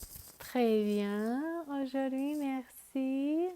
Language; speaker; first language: French; non-native, fluent; English